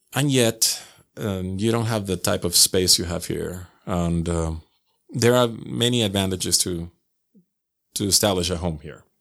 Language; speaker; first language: English; non-native, fluent; Spanish